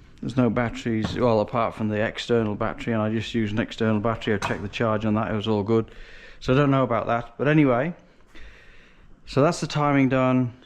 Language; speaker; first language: English; native; English